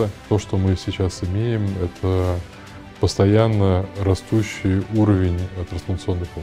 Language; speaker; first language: Russian; native; Russian